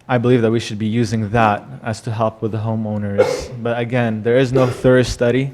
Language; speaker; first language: English; non-native, fluent; Arabic